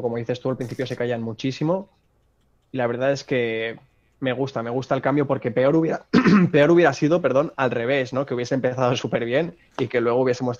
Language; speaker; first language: Spanish; native; Spanish